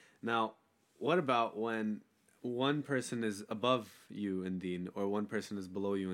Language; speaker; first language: English; native; English